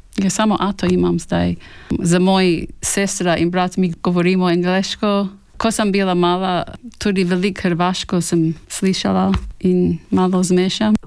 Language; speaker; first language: Slovenian; early bilingual, heritage; Slovenian